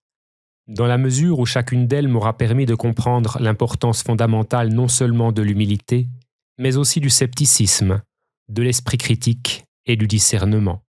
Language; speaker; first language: French; native; French